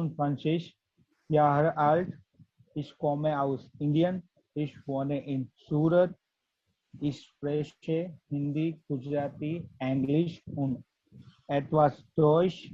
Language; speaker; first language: German; non-native, learner; Gujarati